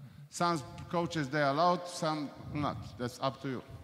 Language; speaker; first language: English; non-native, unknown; Slovenian